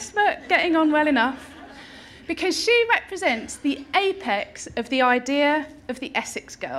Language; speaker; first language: English; native; English